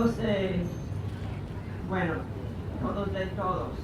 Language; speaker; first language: Spanish; non-native, learner; English